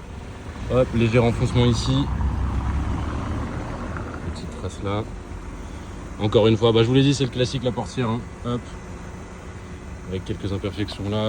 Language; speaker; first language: French; native; French